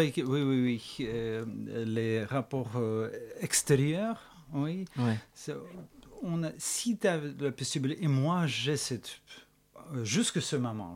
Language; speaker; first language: French; non-native, fluent; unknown